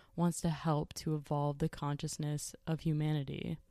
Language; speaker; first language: English; native; English